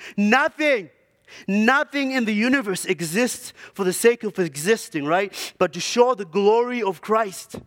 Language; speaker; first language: English; non-native, local second language; Shona